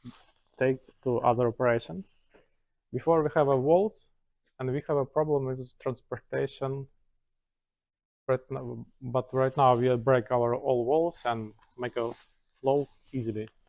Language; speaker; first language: English; non-native, learner; Ukrainian